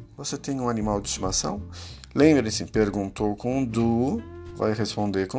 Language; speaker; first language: Portuguese; native; Portuguese